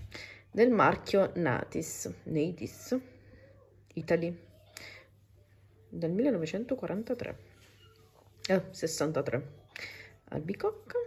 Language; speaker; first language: Italian; native; Italian